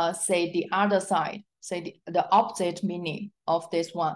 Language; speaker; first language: English; non-native, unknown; Chinese